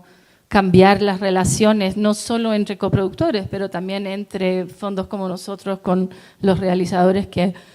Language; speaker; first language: Spanish; non-native, fluent; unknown